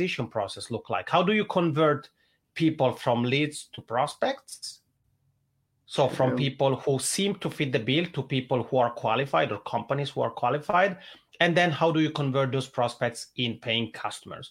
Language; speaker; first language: English; non-native, fluent; Italian